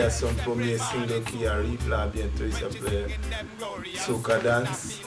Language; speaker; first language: French; non-native, fluent; English